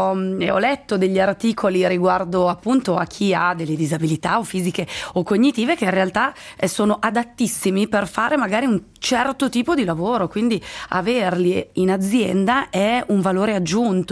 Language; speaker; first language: Italian; native; Italian